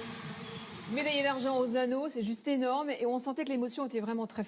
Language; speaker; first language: French; native; French